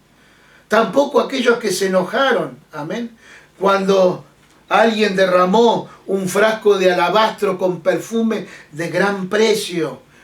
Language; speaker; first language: Spanish; native; Spanish